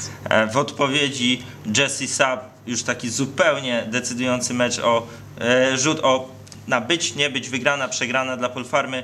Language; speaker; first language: Polish; native; Polish